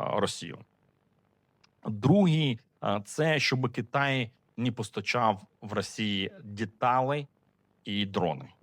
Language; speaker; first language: Ukrainian; non-native, fluent; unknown